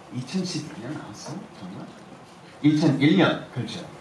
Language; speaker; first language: Korean; early bilingual, heritage; English